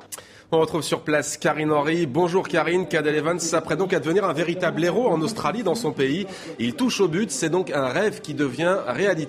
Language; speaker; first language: French; native; French